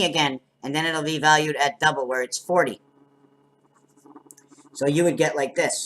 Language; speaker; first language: English; native; English